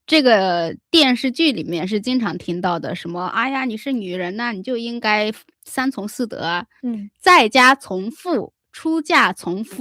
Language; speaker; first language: Chinese; native; Chinese